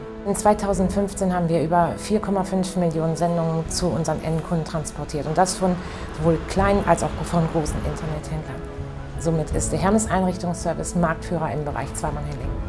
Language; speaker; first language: German; native; German